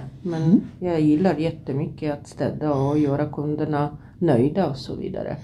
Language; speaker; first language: Swedish; non-native, fluent; Polish